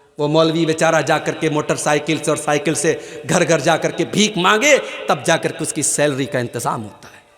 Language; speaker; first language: Urdu; native; Urdu